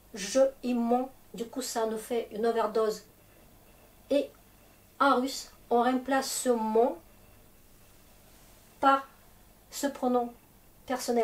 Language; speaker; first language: French; non-native, fluent; Russian